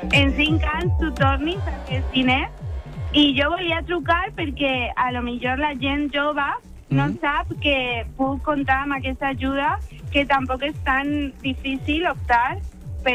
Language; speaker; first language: Catalan; non-native, local second language; Spanish